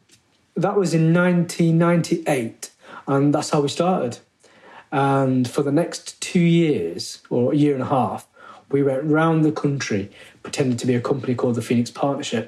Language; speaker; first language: English; native; English